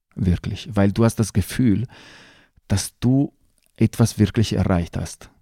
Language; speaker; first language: German; non-native, fluent; Italian